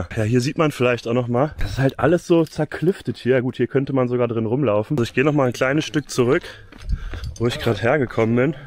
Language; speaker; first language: German; native; German